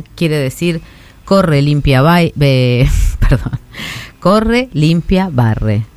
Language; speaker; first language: Spanish; native; Spanish